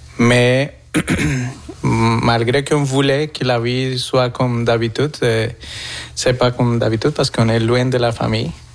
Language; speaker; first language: French; non-native, fluent; Spanish